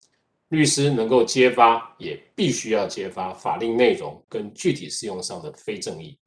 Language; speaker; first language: Chinese; native; Chinese